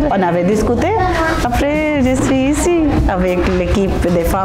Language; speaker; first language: French; non-native, learner; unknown